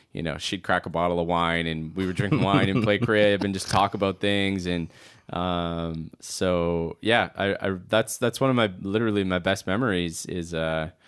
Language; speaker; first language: English; native; English